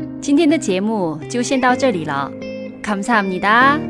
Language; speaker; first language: Chinese; non-native, fluent; Korean